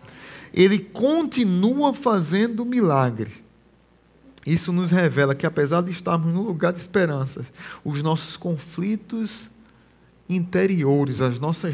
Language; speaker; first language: Portuguese; native; Portuguese